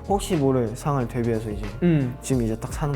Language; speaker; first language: Korean; native; Korean